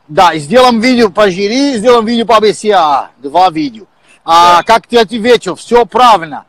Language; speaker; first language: Russian; non-native, learner; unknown